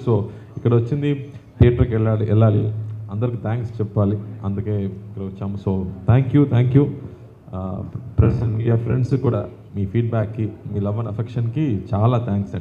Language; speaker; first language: Telugu; non-native, fluent; Tamil